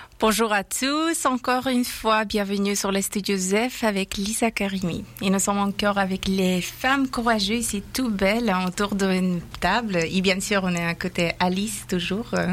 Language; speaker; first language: French; non-native, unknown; Persian